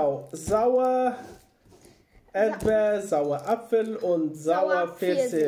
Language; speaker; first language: German; non-native, learner; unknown